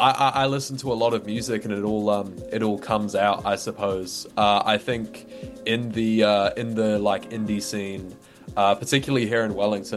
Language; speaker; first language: English; native; English